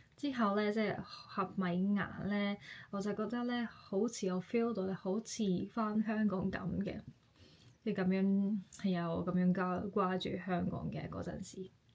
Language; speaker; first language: Cantonese; non-native, fluent; Japanese